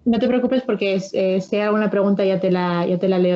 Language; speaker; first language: Spanish; native; Spanish